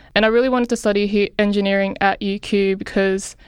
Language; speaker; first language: English; non-native, local second language; Filipino